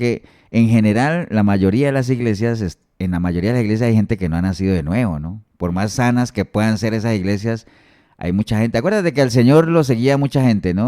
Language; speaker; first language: Spanish; native; Spanish